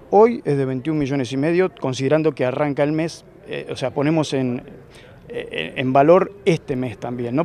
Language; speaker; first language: Spanish; native; Spanish